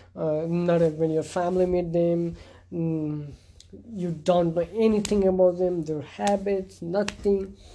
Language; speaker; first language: English; non-native, local second language; Nepali